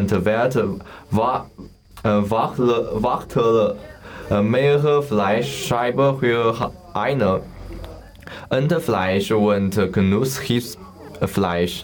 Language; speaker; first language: German; non-native, learner; Chinese